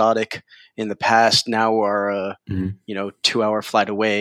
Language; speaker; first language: English; early bilingual, other home language; Spanish